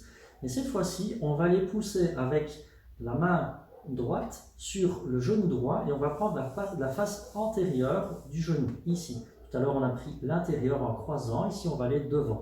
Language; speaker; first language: French; native; French